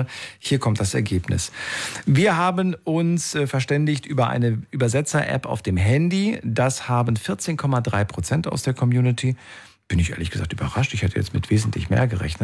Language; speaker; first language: German; native; German